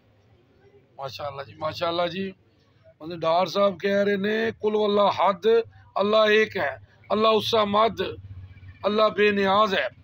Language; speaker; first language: Hindi; non-native, local second language; Punjabi